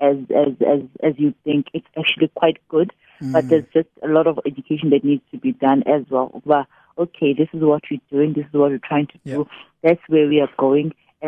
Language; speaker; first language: English; non-native, local second language; Xhosa